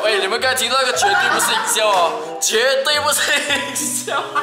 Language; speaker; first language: Chinese; native; Chinese